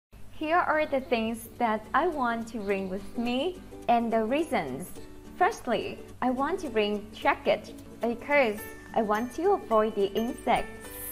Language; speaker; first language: English; non-native, fluent; Vietnamese